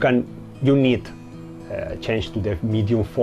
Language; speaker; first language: English; non-native, learner; Spanish